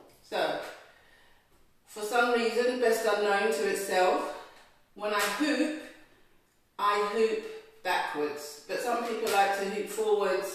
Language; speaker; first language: English; native; English